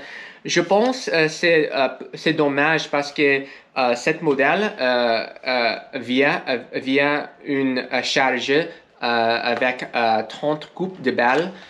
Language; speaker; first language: French; non-native, learner; English